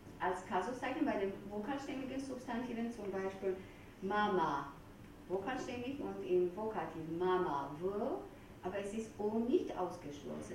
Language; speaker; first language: German; non-native, fluent; Georgian